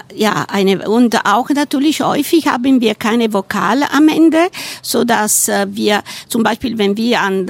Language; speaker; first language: German; non-native, fluent; Italian